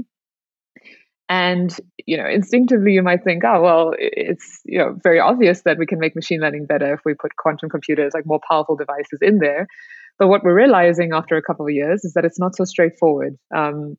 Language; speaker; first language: English; native; English